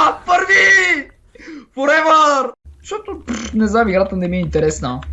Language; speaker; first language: Bulgarian; native; Bulgarian